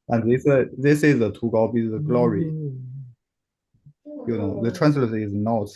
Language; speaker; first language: English; non-native, learner; Chinese